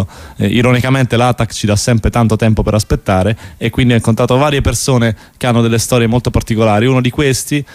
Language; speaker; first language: Italian; native; Italian